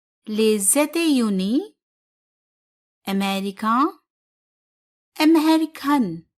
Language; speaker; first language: French; non-native, fluent; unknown